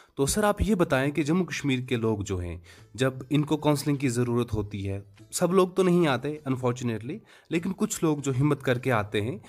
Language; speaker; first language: Urdu; non-native, local second language; Kashmiri